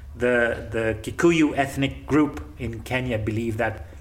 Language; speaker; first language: English; non-native, local second language; Gujarati